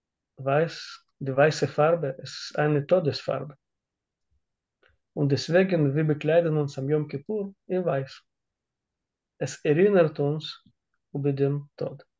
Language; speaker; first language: German; non-native, learner; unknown